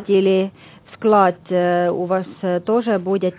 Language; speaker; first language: Russian; non-native, learner; Estonian